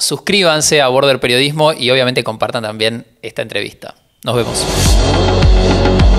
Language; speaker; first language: Spanish; native; Spanish